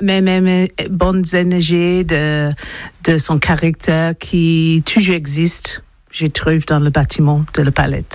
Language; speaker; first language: French; non-native, learner; English